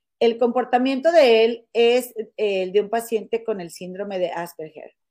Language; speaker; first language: Spanish; native; Spanish